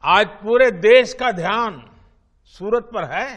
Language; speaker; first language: Hindi; non-native, local second language; Gujarati